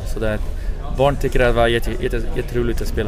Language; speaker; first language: Swedish; non-native, fluent; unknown